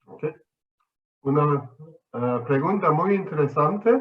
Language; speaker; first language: Spanish; non-native, fluent; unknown